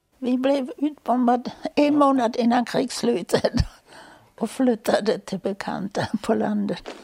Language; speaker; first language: Swedish; non-native, fluent; German